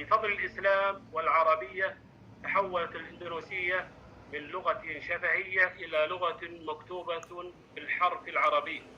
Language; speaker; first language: Arabic; non-native, fluent; Indonesian